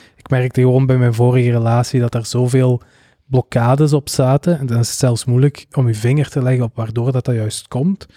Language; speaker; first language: Dutch; native; Dutch